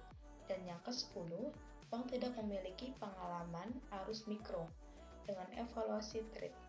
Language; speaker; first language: Indonesian; native; Indonesian